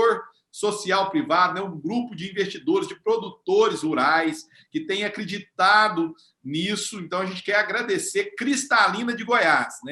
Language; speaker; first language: Portuguese; native; Portuguese